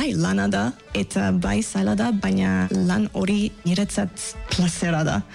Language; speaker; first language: Basque; non-native, learner; English